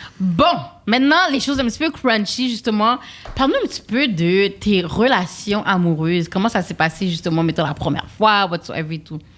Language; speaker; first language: French; native; French